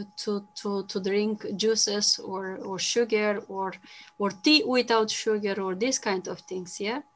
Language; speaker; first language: English; non-native, fluent; Romanian